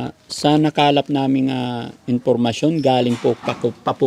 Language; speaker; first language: Filipino; native; Filipino